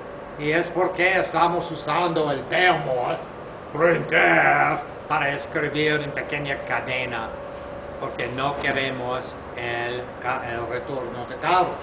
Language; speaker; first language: Spanish; non-native, fluent; English